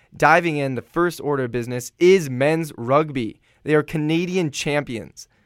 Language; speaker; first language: English; native; English